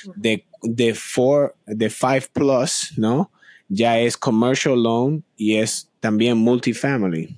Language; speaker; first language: Spanish; native; Spanish